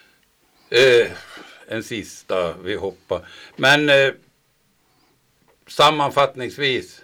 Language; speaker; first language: Swedish; native; Swedish